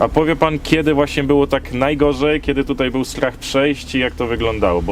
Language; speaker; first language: Polish; native; Polish